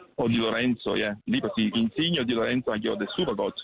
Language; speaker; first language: Danish; non-native, fluent; Italian